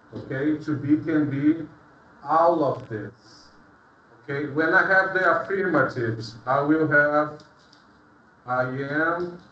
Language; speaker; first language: English; non-native, fluent; Portuguese